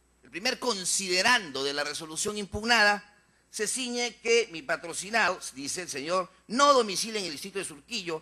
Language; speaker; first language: Spanish; native; Spanish